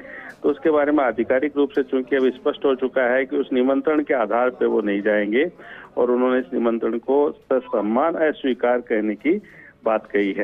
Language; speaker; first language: Hindi; native; Hindi